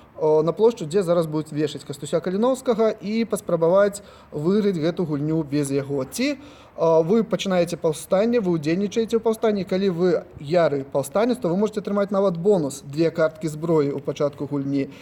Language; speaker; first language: Belarusian; non-native, local second language; Russian